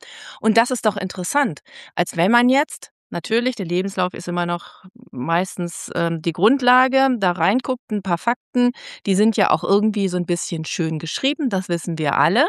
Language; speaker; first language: German; native; German